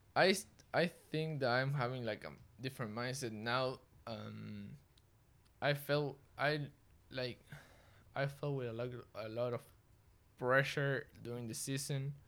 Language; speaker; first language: English; non-native, fluent; Spanish